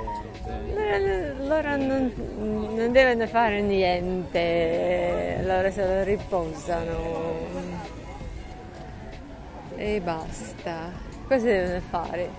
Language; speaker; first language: Italian; non-native, learner; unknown